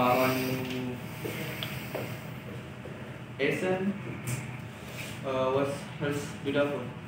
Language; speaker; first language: German; non-native, learner; Indonesian